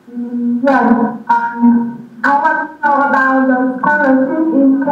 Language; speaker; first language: English; non-native, learner; Vietnamese